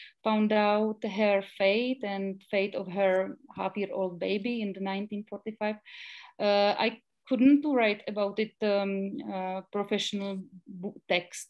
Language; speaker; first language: English; non-native, learner; Czech